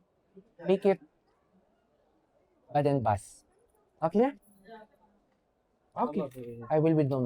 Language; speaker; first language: English; non-native, learner; Filipino